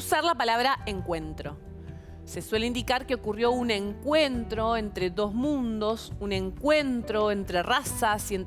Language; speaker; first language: Spanish; native; Spanish